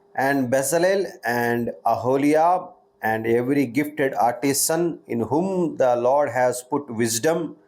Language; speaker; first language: English; non-native, local second language; Telugu